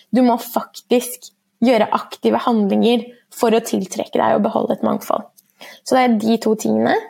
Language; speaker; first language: Norwegian; early bilingual, other home language; Persian